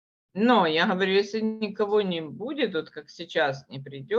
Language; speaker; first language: Russian; native; Russian